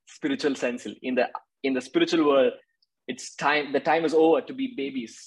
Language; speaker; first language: English; non-native, local second language; Malayalam